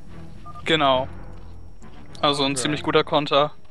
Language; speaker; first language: German; native; German